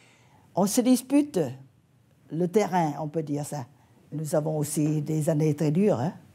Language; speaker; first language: French; non-native, fluent; Vietnamese